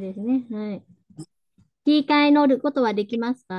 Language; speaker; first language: Japanese; non-native, fluent; Vietnamese